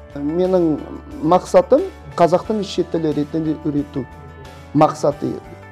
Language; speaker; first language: Kazakh; non-native, local second language; Russian